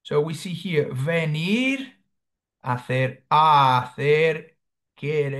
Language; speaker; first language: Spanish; non-native, fluent; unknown